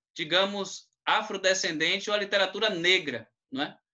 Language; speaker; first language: Portuguese; native; Portuguese